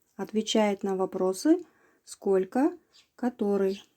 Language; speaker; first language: Russian; non-native, local second language; Kazakh